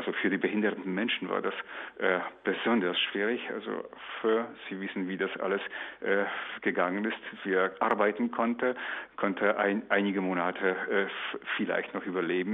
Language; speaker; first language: German; non-native, fluent; Polish